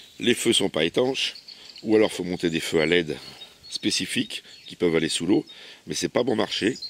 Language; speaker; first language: French; native; French